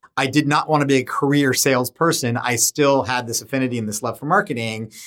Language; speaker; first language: English; native; English